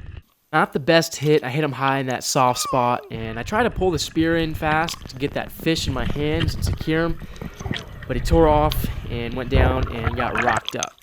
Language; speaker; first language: English; native; English